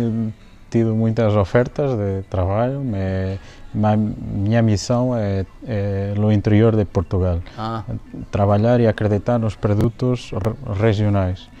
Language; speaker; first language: Spanish; non-native, learner; Portuguese